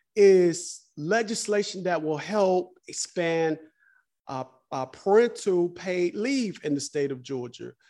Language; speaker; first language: English; native; English